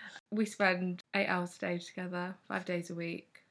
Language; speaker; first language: English; native; English